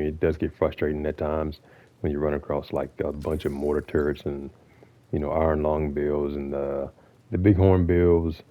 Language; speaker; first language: English; native; English